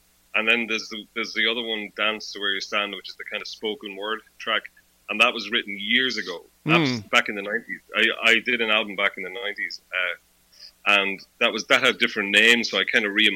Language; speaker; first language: English; native; English